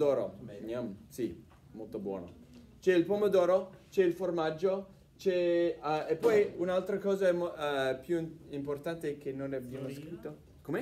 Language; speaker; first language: Italian; non-native, fluent; English